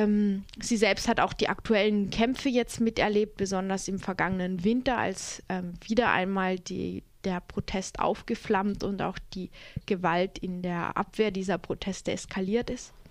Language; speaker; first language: German; native; German